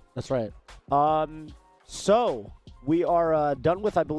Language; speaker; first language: English; native; English